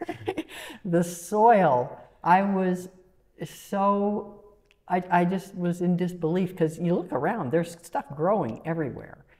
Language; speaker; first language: English; native; English